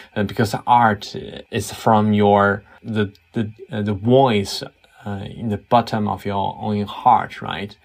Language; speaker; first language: English; non-native, fluent; Chinese